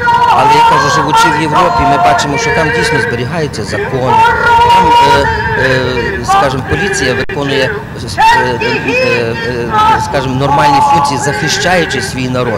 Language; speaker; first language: Ukrainian; native; Ukrainian